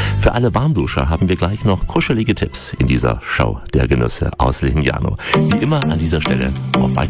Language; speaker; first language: German; native; German